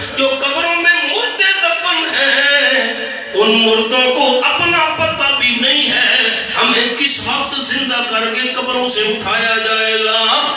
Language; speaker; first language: Urdu; non-native, local second language; Pashto